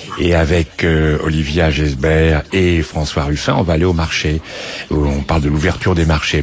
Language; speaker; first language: French; native; French